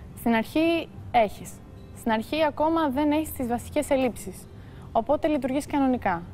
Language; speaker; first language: Greek; early bilingual, heritage; Greek